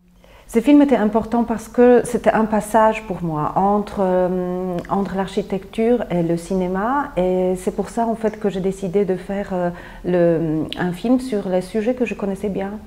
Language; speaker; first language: French; non-native, fluent; Polish